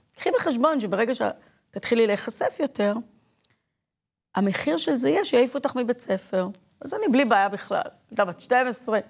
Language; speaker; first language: Hebrew; native; Hebrew